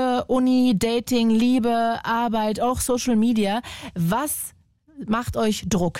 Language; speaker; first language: German; native; German